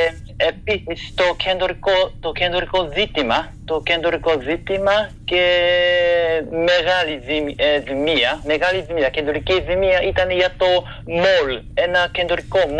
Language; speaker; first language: Greek; non-native, fluent; Japanese